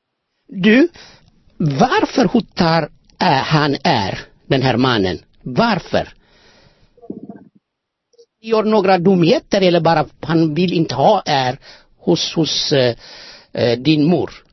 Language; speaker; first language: Swedish; non-native, fluent; Amharic